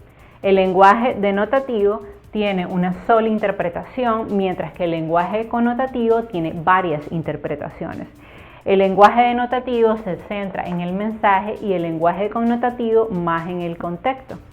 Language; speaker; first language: Spanish; native; Spanish